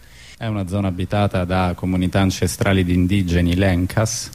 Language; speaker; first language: Italian; native; Italian